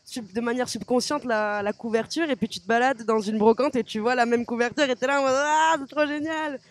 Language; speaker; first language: French; native; French